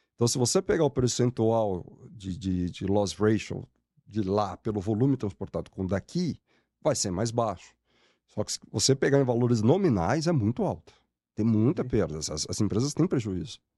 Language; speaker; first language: Portuguese; native; Portuguese